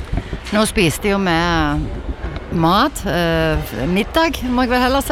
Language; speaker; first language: Norwegian; native; Norwegian